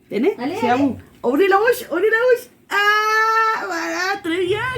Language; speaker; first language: French; non-native, fluent; Spanish